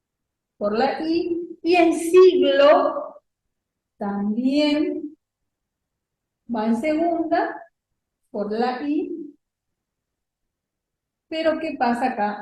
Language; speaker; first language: Spanish; native; Spanish